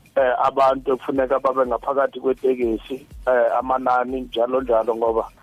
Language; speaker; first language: Zulu; non-native, local second language; Xhosa